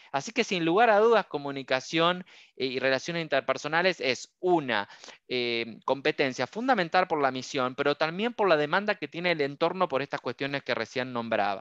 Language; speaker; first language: Spanish; native; Spanish